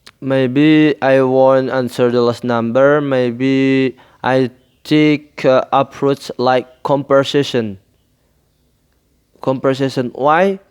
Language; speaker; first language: English; non-native, learner; Indonesian